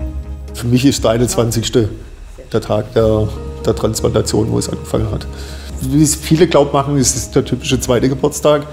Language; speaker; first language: German; native; German